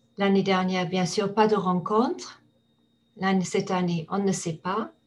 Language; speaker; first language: French; non-native, fluent; English